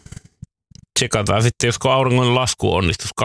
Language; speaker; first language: Finnish; native; Finnish